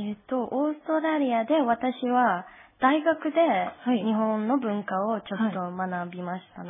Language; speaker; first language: Japanese; non-native, fluent; English